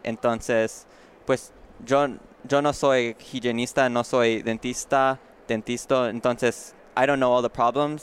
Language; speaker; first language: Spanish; non-native, learner; English